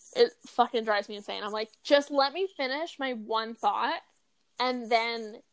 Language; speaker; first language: English; native; English